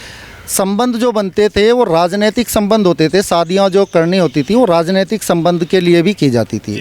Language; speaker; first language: Hindi; native; Hindi